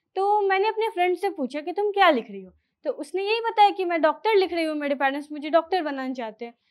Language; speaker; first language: Hindi; native; Hindi